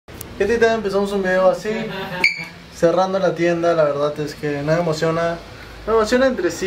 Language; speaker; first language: Spanish; native; Spanish